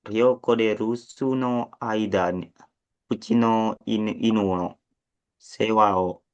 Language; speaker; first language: Japanese; non-native, learner; Indonesian